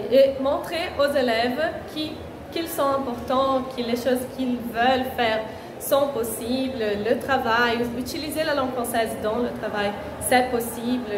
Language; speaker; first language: French; non-native, fluent; Portuguese